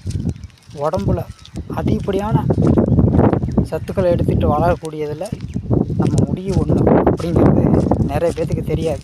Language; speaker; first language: Tamil; native; Tamil